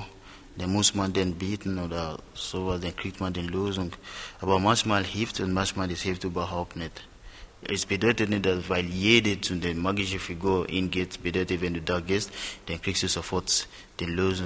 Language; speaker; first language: German; non-native, fluent; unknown